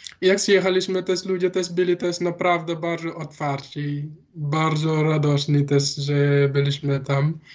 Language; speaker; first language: Polish; non-native, learner; Wolof